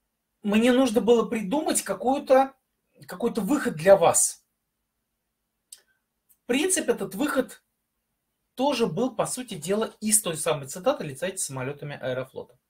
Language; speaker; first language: Russian; native; Russian